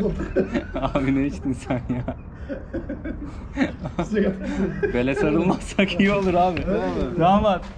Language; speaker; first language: Turkish; native; Turkish